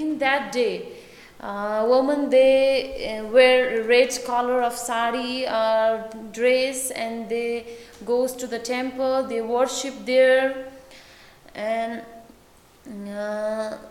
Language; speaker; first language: English; non-native, fluent; Nepali